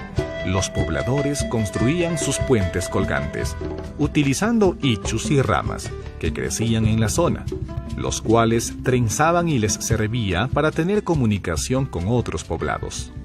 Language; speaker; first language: Spanish; native; Spanish